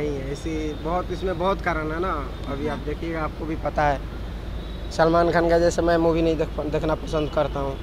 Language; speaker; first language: Hindi; native; Hindi